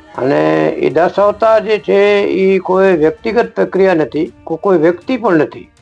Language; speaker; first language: Gujarati; non-native, local second language; Kachhi